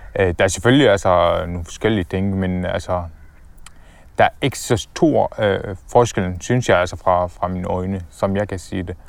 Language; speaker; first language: Danish; non-native, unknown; Arabic